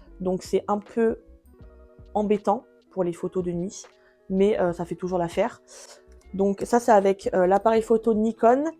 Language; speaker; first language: French; early bilingual, other home language; Portuguese